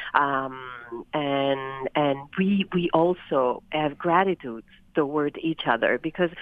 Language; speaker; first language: English; non-native, fluent; Italian